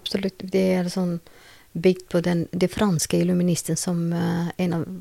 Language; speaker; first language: Norwegian; non-native, learner; Albanian